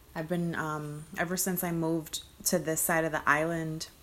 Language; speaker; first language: English; early bilingual, other home language; Spanish